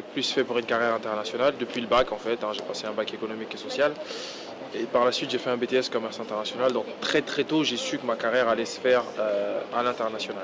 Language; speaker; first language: French; native; French